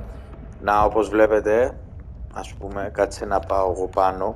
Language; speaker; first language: Greek; native; Greek